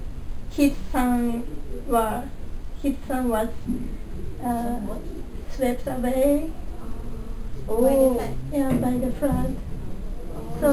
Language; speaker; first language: English; non-native, local second language; Malay